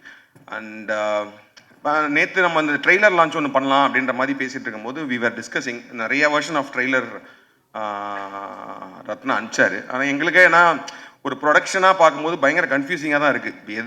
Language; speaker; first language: Tamil; native; Tamil